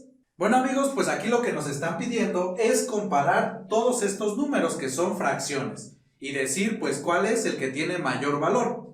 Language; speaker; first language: Spanish; native; Spanish